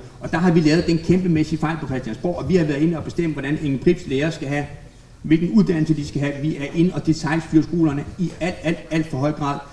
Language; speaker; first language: Danish; native; Danish